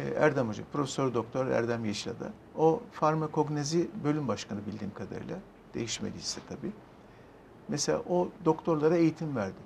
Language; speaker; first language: Turkish; native; Turkish